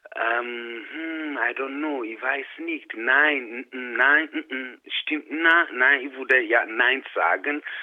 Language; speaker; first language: German; non-native, fluent; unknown